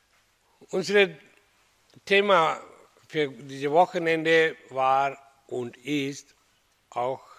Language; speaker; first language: German; non-native, fluent; Hindi